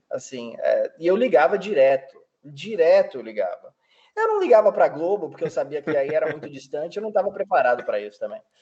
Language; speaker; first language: Portuguese; early bilingual, heritage; Portuguese